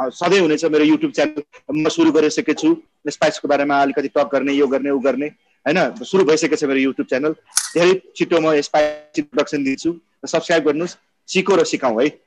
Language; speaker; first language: Nepali; non-native, local second language; Maithili